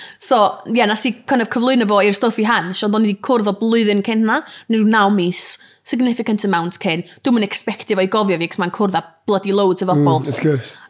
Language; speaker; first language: Welsh; non-native, local second language; English